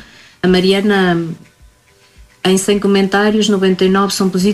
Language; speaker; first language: Portuguese; native; Portuguese